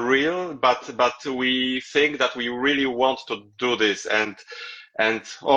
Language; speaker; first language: English; non-native, learner; Polish